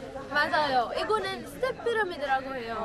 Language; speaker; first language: Korean; non-native, learner; Arabic